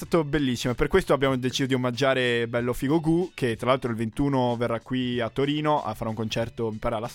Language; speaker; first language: Italian; native; Italian